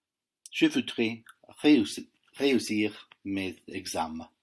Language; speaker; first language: French; non-native, fluent; English